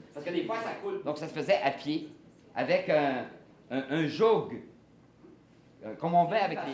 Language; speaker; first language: French; native; French